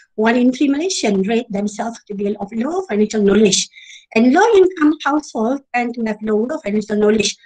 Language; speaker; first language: English; non-native, local second language; Malay